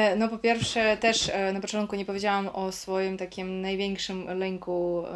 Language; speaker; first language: Polish; non-native, fluent; Russian